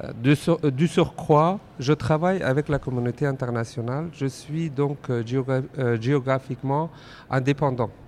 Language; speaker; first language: French; non-native, fluent; Persian